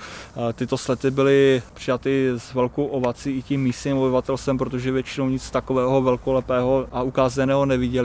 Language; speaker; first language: Czech; native; Czech